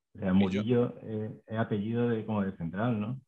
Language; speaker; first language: Spanish; native; Spanish